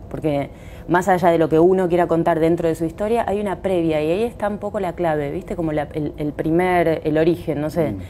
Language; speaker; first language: Spanish; native; Spanish